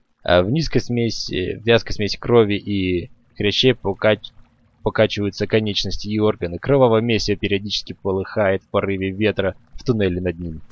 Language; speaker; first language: Russian; native; Russian